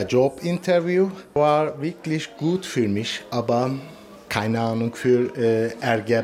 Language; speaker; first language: German; non-native, learner; Turkish